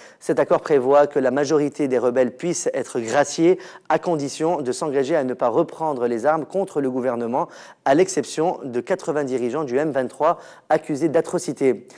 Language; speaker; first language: French; non-native, local second language; Arabic